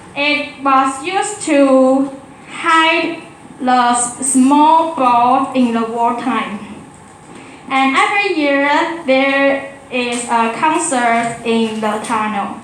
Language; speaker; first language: English; non-native, learner; Chinese